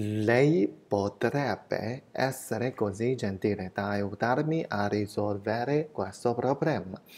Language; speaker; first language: Italian; non-native, fluent; Chinese